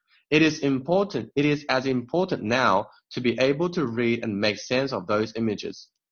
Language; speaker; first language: English; non-native, fluent; Chinese